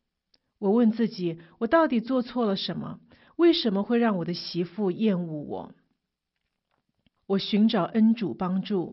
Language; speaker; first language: Chinese; native; Chinese